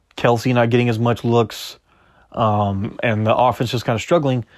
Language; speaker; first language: English; native; English